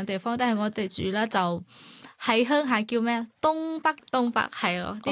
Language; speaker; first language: Cantonese; non-native, fluent; Thai